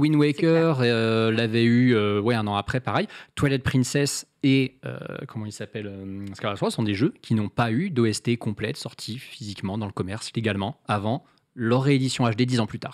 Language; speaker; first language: French; native; French